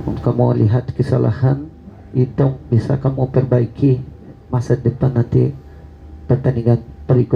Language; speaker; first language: Indonesian; non-native, fluent; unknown